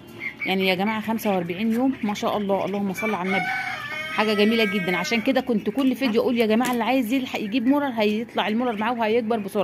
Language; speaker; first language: Arabic; native; Arabic